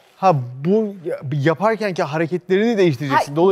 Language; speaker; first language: Turkish; native; Turkish